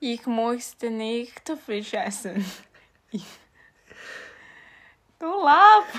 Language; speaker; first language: German; non-native, learner; English